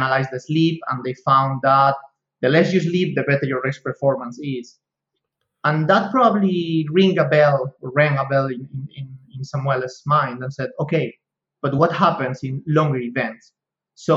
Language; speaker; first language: English; non-native, fluent; Spanish